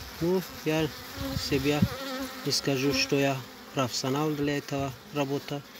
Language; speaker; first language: Russian; non-native, learner; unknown